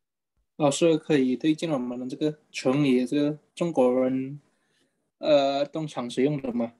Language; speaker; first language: Chinese; non-native, fluent; Indonesian